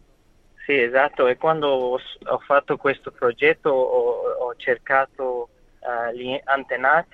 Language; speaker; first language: Italian; non-native, learner; English